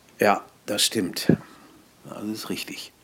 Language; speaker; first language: German; native; German